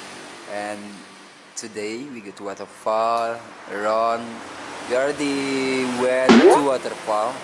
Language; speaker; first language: English; non-native, learner; Indonesian